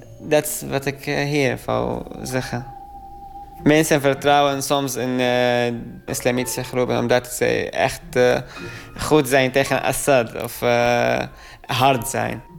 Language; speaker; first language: Dutch; non-native, learner; Arabic